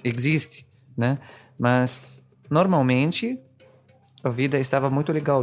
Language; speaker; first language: Portuguese; non-native, fluent; Arabic